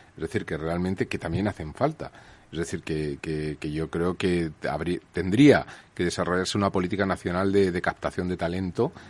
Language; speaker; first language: Spanish; native; Spanish